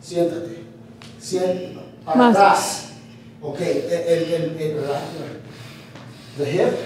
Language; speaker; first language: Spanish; early bilingual, heritage; Spanish